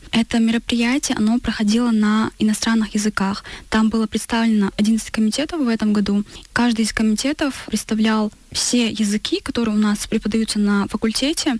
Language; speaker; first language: Russian; non-native, local second language; Chechen